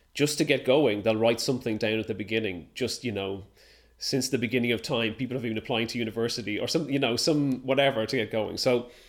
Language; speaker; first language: English; native; English